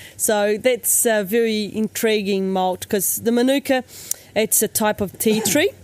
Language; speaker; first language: English; native; English